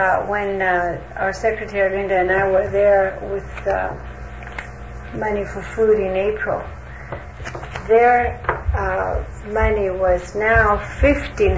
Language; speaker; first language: English; non-native, fluent; Greek